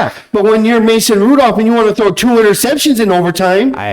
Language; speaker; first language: English; native; English